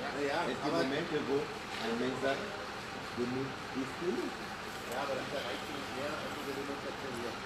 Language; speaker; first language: German; non-native, fluent; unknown